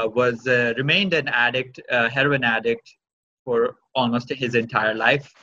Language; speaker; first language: Urdu; native; Urdu